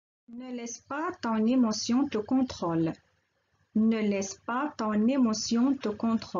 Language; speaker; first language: French; non-native, local second language; Arabic